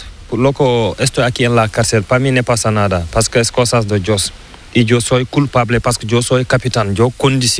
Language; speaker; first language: Spanish; non-native, local second language; Fula